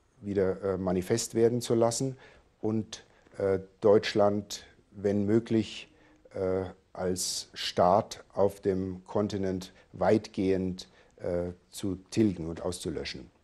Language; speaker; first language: German; native; German